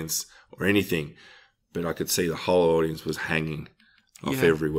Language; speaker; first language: English; native; English